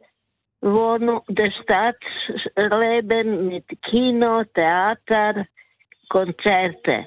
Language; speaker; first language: German; non-native, learner; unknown